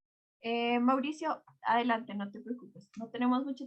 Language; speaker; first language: Spanish; native; Spanish